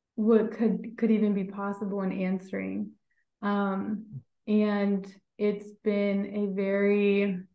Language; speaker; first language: English; native; English